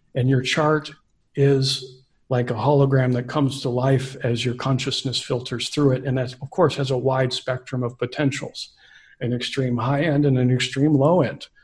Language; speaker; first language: English; native; English